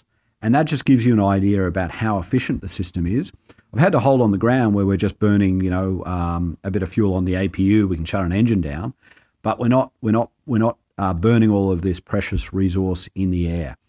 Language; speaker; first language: English; native; English